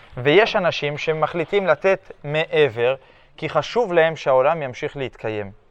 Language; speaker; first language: Hebrew; early bilingual, other home language; French